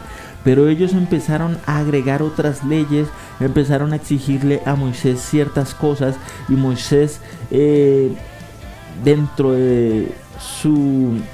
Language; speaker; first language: Spanish; native; Spanish